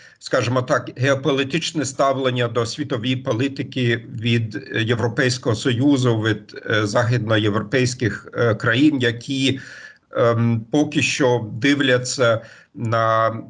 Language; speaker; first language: Ukrainian; non-native, fluent; German